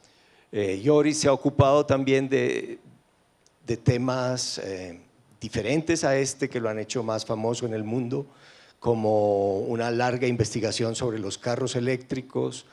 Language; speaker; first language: Spanish; native; Spanish